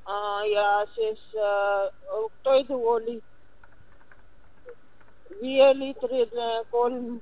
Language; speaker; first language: Estonian; non-native, learner; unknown